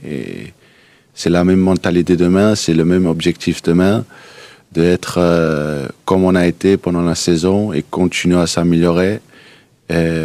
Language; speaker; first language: French; non-native, fluent; Danish